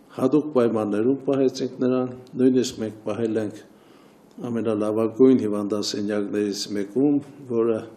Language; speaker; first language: Armenian; native; Armenian